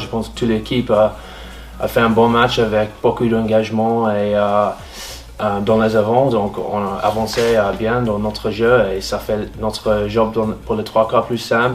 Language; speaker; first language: French; non-native, fluent; English